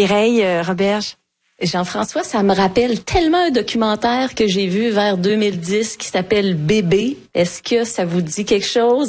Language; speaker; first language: French; native; French